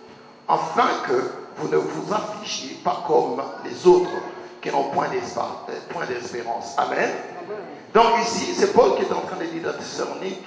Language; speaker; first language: French; non-native, local second language; Lingala